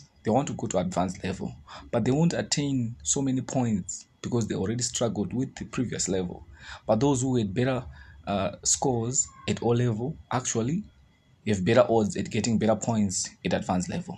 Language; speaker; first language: English; non-native, local second language; Shona